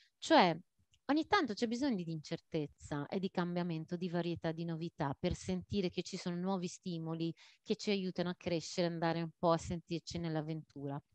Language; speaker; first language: Italian; non-native, fluent; Maltese